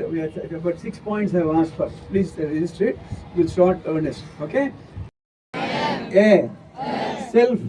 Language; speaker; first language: English; non-native, local second language; Tamil